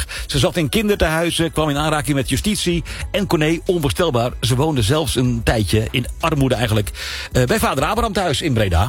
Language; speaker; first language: Dutch; native; Dutch